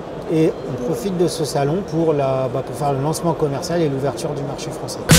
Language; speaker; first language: French; native; French